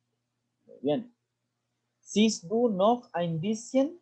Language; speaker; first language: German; non-native, fluent; Spanish